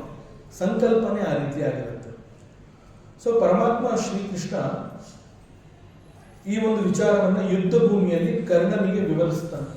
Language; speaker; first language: Kannada; native; Kannada